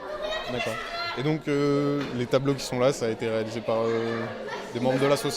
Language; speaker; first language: French; native; French